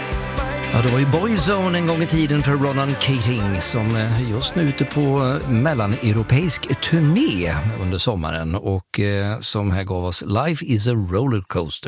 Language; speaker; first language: Swedish; native; Swedish